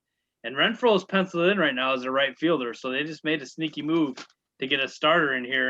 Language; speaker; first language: English; native; English